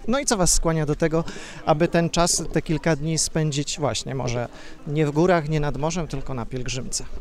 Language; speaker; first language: Polish; native; Polish